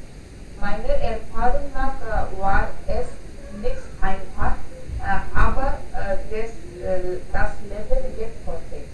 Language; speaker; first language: German; non-native, learner; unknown